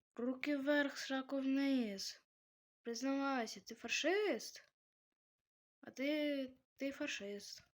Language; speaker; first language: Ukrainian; native; Ukrainian